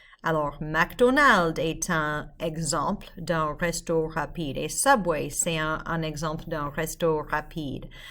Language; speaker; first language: French; non-native, fluent; English